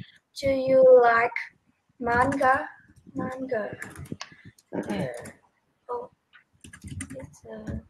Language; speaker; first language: English; non-native, learner; Vietnamese